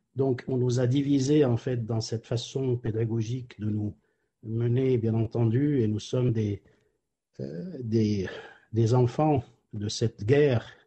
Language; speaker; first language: French; non-native, local second language; Arabic